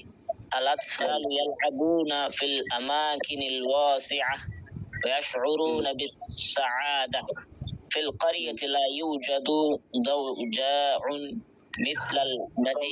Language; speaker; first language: Arabic; non-native, learner; Bangla